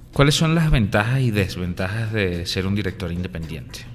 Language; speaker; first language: Spanish; native; Spanish